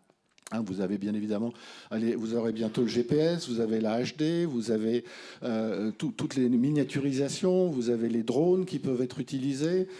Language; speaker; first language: French; native; French